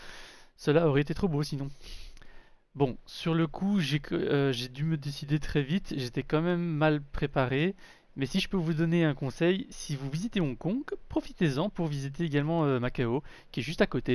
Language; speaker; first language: French; native; French